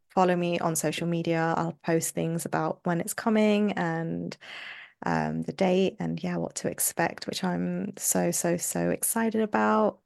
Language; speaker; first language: English; native; English